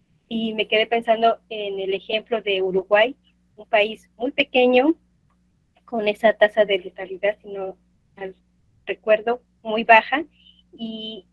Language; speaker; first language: Spanish; non-native, fluent; Portuguese